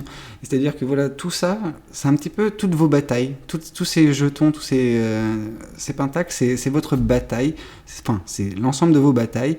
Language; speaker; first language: French; native; French